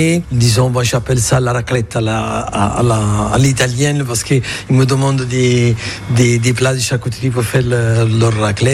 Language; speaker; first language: French; non-native, fluent; Italian